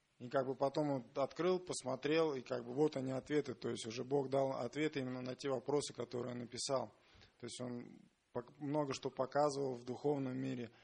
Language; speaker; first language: Russian; native; Russian